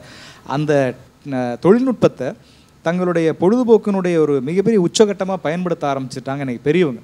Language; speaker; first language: Tamil; native; Tamil